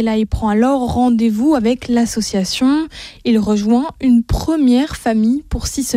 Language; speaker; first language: French; native; French